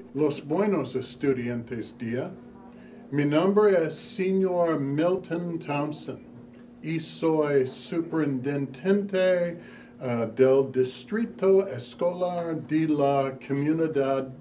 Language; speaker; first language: Spanish; non-native, learner; English